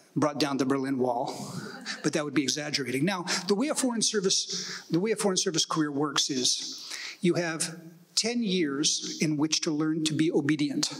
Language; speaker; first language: English; native; English